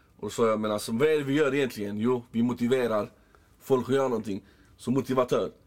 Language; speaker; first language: Swedish; early bilingual, other home language; Arabic